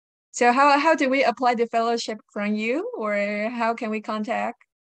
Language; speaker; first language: English; non-native, fluent; Chinese